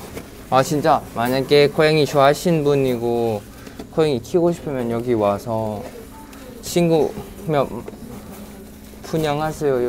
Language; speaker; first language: Korean; non-native, learner; Chinese